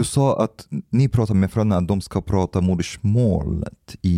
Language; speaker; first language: Swedish; early bilingual, other home language; Persian